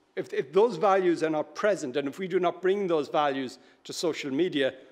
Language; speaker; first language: English; native; English